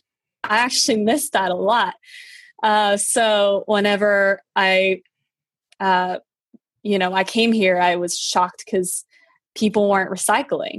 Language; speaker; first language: English; early bilingual, other home language; Korean